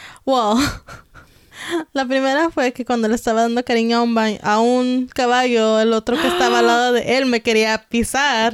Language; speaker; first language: Spanish; early bilingual, heritage; Spanish